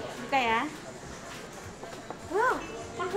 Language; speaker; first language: Indonesian; native; Indonesian